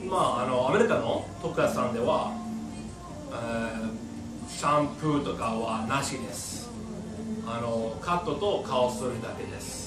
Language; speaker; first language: Japanese; non-native, fluent; English